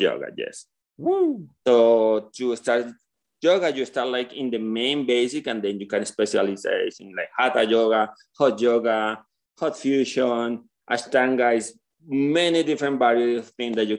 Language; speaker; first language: English; non-native, learner; Spanish